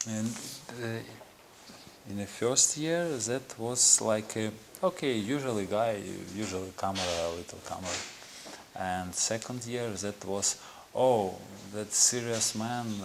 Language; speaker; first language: English; non-native, learner; Ukrainian